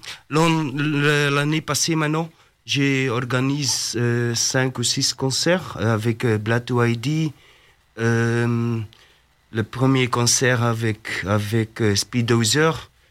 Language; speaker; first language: French; non-native, learner; Dutch